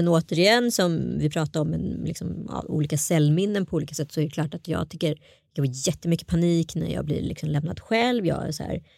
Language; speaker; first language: Swedish; early bilingual, other home language; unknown